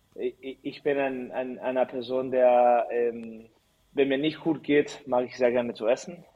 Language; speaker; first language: German; early bilingual, heritage; Spanish